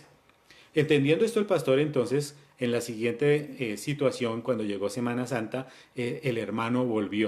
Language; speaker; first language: Spanish; native; Spanish